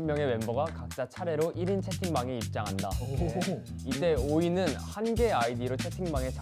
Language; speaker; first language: Korean; native; Korean